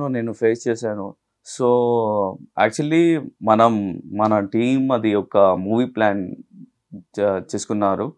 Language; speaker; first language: Telugu; non-native, local second language; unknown